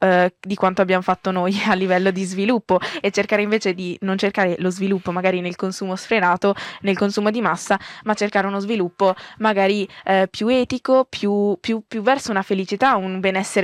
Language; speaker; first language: Italian; native; Italian